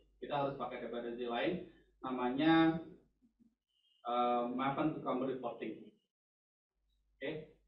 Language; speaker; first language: Indonesian; native; Indonesian